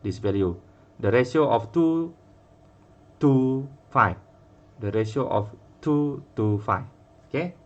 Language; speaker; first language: English; non-native, local second language; Malay